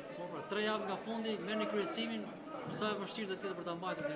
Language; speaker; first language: Albanian; native; Albanian